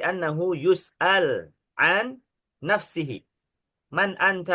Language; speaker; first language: Arabic; non-native, fluent; Indonesian